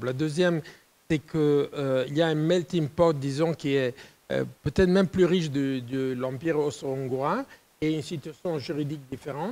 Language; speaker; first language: French; non-native, fluent; Italian